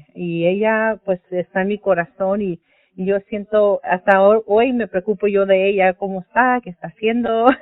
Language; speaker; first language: Spanish; early bilingual, heritage; Spanish